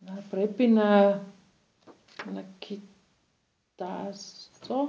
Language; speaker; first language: Greek; non-native, learner; German